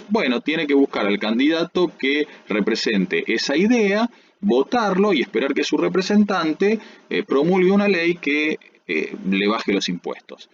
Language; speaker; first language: Spanish; native; Spanish